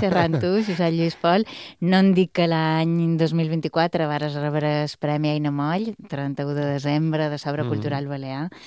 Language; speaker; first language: Catalan; native; Catalan